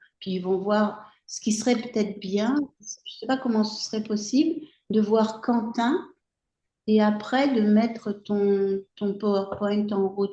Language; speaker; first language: French; native; French